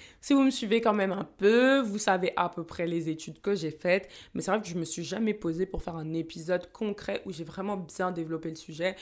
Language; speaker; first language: French; native; French